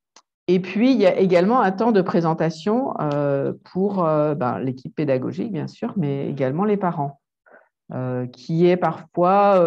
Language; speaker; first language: French; native; French